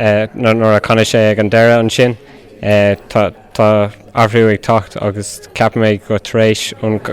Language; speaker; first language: Irish; non-native, local second language; English